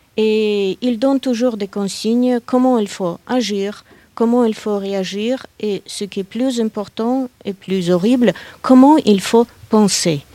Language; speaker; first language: French; non-native, fluent; Russian